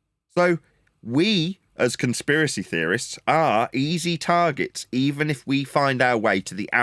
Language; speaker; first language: English; native; English